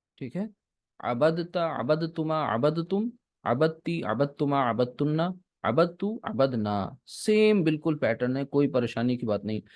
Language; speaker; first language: Urdu; native; Urdu